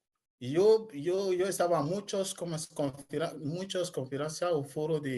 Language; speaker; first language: Spanish; non-native, learner; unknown